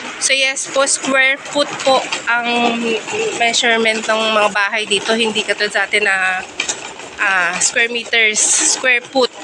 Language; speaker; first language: Filipino; native; Filipino